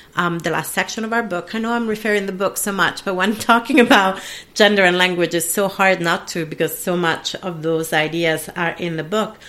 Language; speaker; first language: English; non-native, fluent; Italian